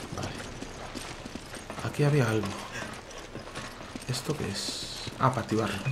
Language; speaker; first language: Spanish; native; Spanish